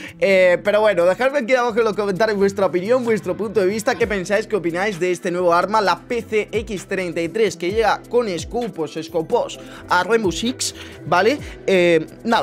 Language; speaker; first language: Spanish; native; Spanish